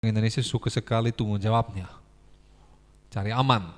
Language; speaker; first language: Indonesian; non-native, fluent; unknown